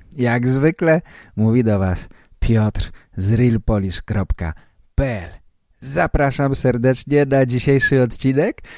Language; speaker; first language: Polish; native; Polish